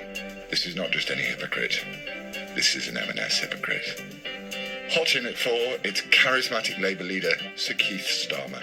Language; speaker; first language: English; native; English